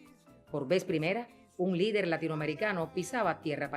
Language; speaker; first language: Spanish; native; Spanish